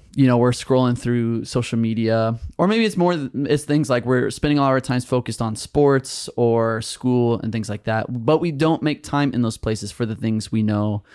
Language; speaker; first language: English; native; English